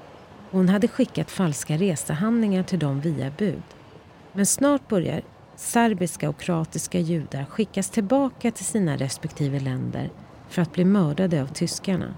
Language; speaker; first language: Swedish; native; Swedish